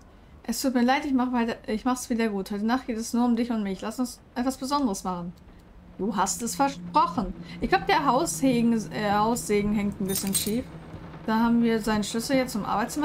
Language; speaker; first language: German; native; German